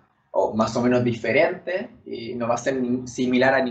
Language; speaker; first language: Spanish; native; Spanish